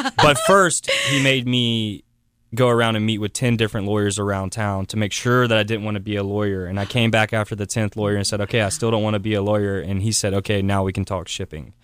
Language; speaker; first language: English; native; English